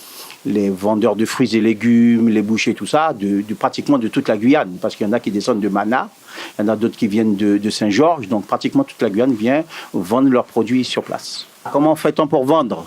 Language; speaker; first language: French; native; French